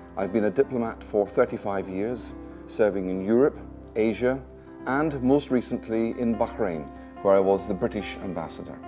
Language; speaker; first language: English; native; English